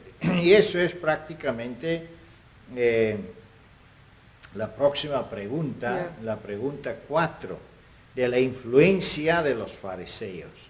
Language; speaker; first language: Spanish; non-native, fluent; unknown